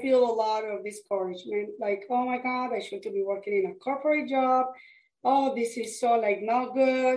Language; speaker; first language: English; non-native, fluent; Spanish